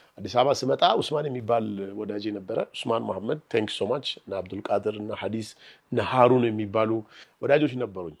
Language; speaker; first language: Amharic; non-native, local second language; Oromo